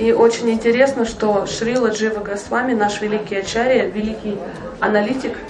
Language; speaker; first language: Russian; native; Russian